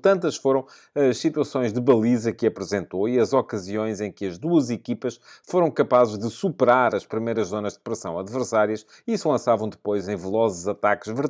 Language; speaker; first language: Portuguese; native; Portuguese